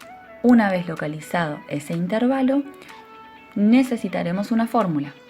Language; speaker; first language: Spanish; native; Spanish